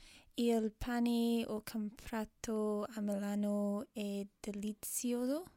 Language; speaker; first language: Italian; non-native, learner; English